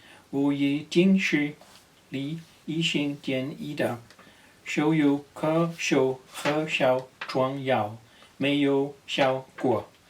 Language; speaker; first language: Chinese; non-native, learner; Danish